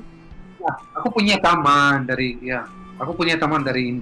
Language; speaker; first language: Indonesian; non-native, fluent; Hebrew